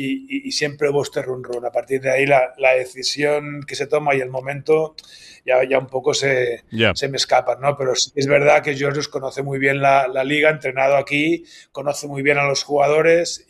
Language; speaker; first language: Spanish; native; Spanish